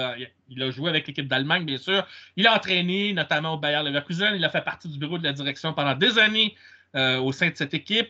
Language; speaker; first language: French; native; French